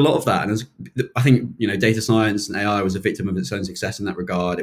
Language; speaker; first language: English; native; English